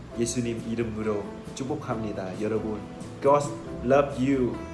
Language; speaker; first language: Korean; non-native, learner; Vietnamese